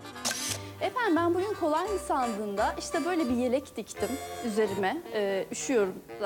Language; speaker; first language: Turkish; native; Turkish